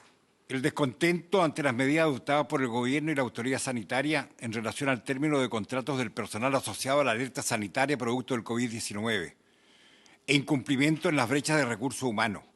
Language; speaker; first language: Spanish; native; Spanish